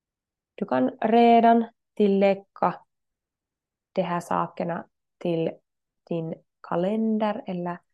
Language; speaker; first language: Swedish; non-native, learner; Finnish